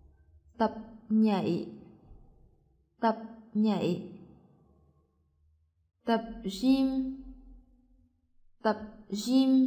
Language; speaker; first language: Vietnamese; native; Vietnamese